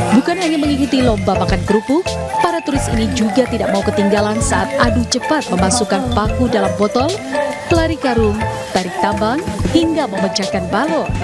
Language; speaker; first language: Indonesian; native; Indonesian